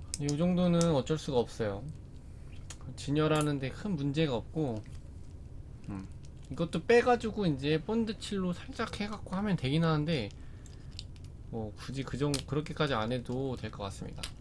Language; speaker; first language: Korean; native; Korean